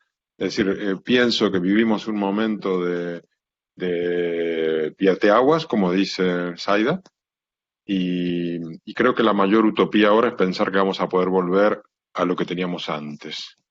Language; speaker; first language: Spanish; native; Spanish